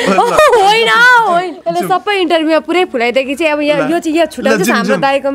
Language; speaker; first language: Nepali; native; Nepali